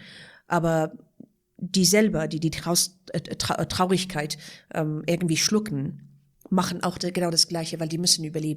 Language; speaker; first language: German; non-native, fluent; Persian